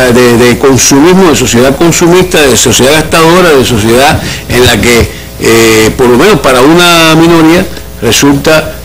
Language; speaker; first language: Spanish; native; Spanish